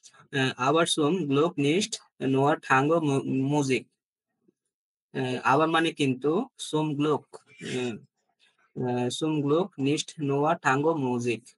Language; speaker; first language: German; non-native, learner; Bangla